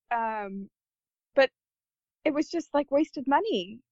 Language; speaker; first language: English; native; English